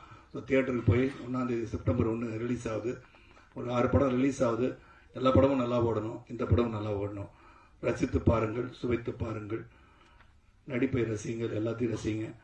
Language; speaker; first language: Tamil; native; Tamil